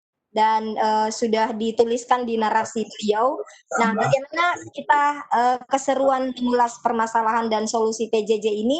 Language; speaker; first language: Indonesian; native; Indonesian